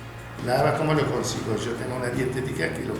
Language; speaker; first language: Spanish; non-native, fluent; Arabic